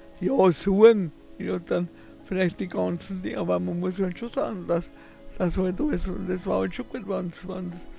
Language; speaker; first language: German; native; German